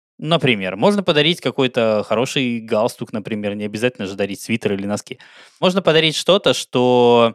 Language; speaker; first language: Russian; native; Russian